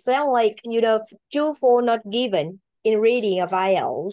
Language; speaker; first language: English; non-native, learner; Vietnamese